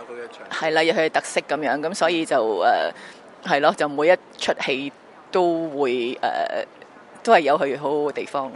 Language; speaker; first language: Chinese; native; Chinese